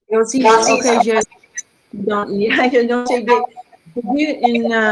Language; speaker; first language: French; non-native, learner; English